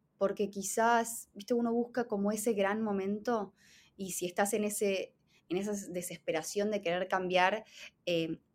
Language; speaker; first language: Spanish; native; Spanish